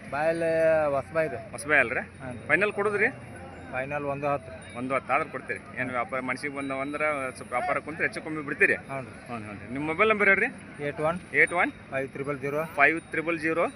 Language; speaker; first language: Kannada; native; Kannada